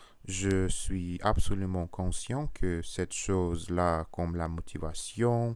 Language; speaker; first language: French; non-native, learner; Russian